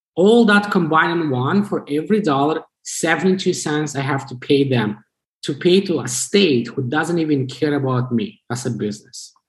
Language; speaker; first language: English; non-native, fluent; Romanian